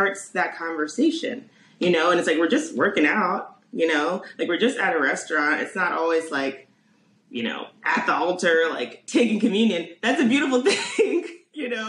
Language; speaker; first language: English; native; English